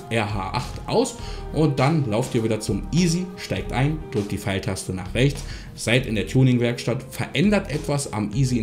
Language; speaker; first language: German; native; German